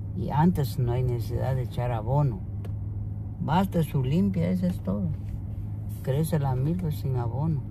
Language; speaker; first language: Spanish; non-native, local second language; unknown